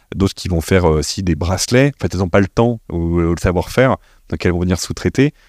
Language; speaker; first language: French; native; French